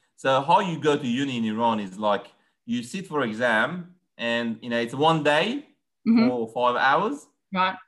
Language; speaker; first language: English; non-native, fluent; Persian